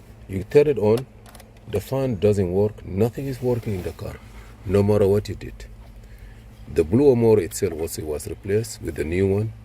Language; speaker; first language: English; non-native, learner; Arabic